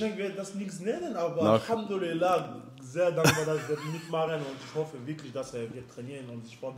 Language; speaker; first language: German; non-native, learner; French